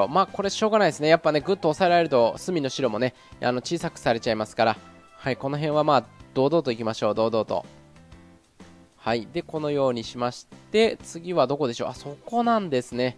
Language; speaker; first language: Japanese; native; Japanese